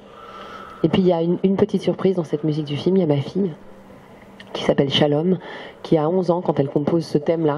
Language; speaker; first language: French; native; French